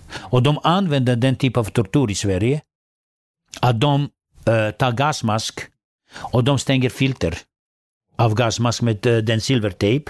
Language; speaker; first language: Swedish; non-native, fluent; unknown